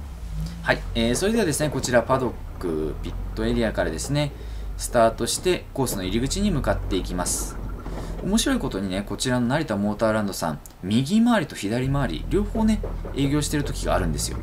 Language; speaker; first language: Japanese; native; Japanese